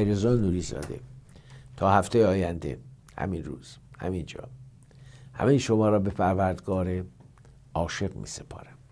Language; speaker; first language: Persian; native; Persian